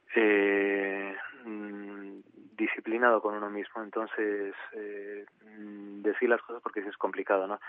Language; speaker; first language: Spanish; native; Spanish